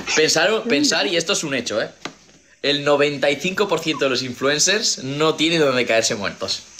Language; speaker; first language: Spanish; native; Spanish